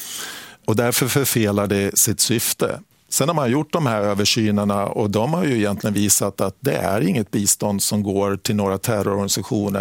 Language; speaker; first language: Swedish; native; Swedish